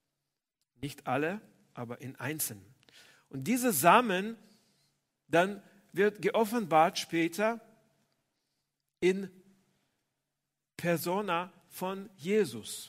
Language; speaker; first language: German; non-native, fluent; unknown